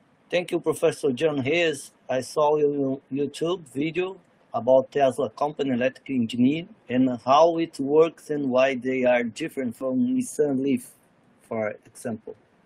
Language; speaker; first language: English; non-native, fluent; Portuguese